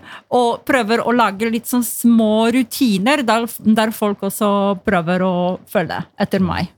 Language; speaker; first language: Norwegian; non-native, fluent; Polish